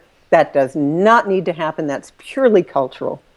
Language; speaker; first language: English; native; English